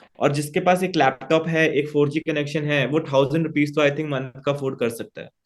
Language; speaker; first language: Hindi; native; Hindi